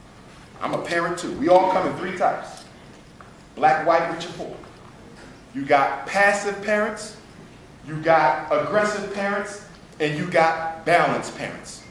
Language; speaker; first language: English; native; English